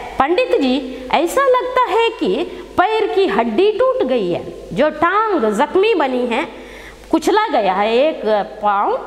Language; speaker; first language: Hindi; non-native, local second language; Kannada